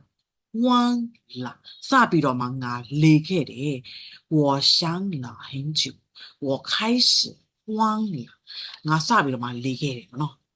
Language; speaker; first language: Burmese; native; Burmese